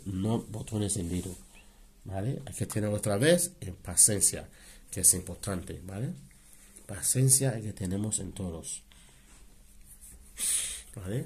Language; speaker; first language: Spanish; non-native, learner; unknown